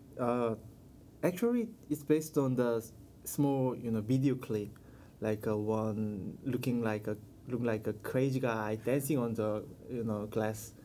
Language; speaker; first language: English; non-native, learner; Korean